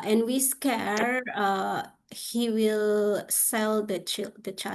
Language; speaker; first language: English; non-native, learner; Indonesian